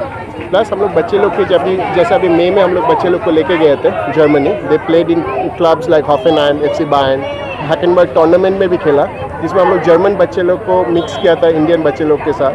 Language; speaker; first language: Hindi; non-native, local second language; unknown